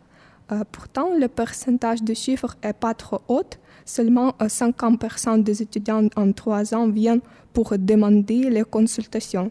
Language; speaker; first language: French; non-native, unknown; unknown